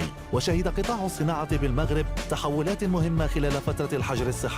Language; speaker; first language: Arabic; native; Arabic